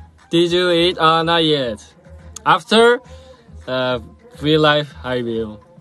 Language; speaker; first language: English; non-native, learner; Korean